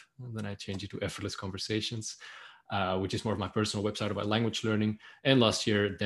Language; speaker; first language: English; non-native, fluent; Dutch